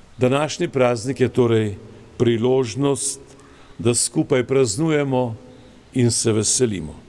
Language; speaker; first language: Slovenian; native; Slovenian